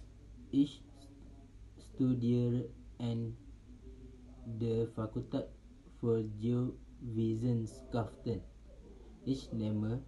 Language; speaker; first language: German; non-native, learner; Malay